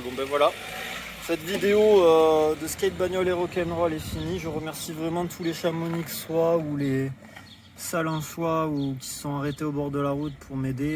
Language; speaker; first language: French; native; French